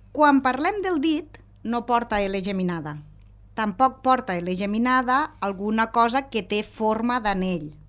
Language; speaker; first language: Catalan; native; Catalan